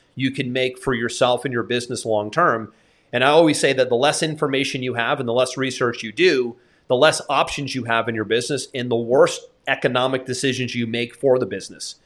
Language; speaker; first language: English; native; English